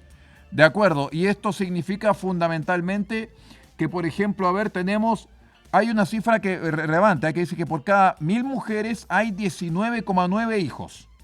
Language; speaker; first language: Spanish; native; Spanish